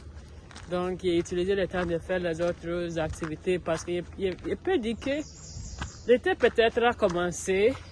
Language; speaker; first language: French; non-native, learner; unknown